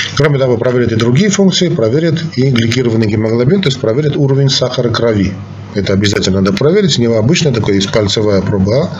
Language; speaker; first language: Russian; non-native, local second language; Armenian